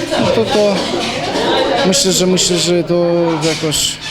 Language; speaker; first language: Polish; non-native, learner; Chechen